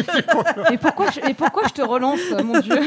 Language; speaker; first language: French; native; French